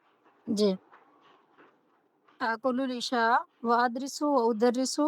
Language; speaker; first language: Arabic; non-native, learner; Urdu